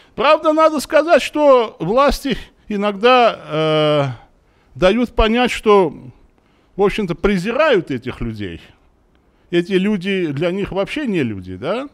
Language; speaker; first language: Russian; non-native, local second language; Armenian